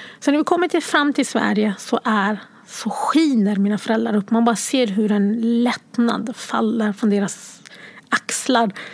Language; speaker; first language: Swedish; early bilingual, other home language; Arabic